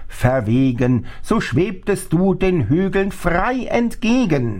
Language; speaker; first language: German; native; German